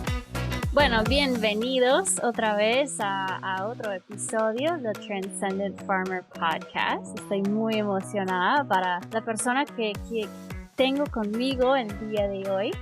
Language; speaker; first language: Spanish; non-native, fluent; English